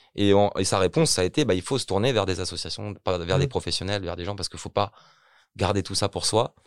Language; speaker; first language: French; native; French